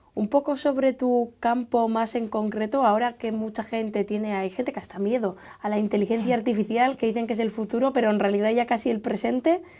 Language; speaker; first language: Spanish; native; Spanish